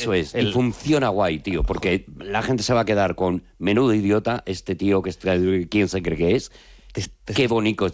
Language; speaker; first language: Spanish; native; Spanish